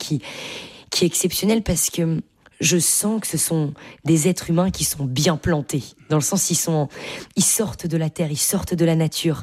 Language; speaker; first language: French; native; French